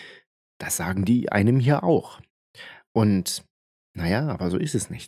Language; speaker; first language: German; native; German